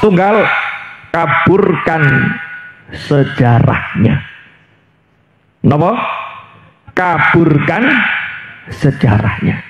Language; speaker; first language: Indonesian; native; Indonesian